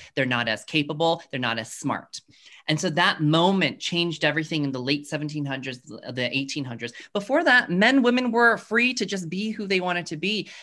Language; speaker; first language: English; native; English